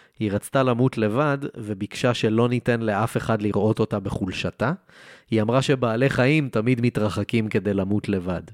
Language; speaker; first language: Hebrew; native; Hebrew